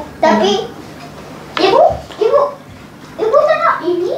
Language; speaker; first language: Indonesian; early bilingual, heritage; Spanish